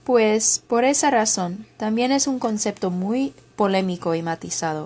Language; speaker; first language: Spanish; non-native, fluent; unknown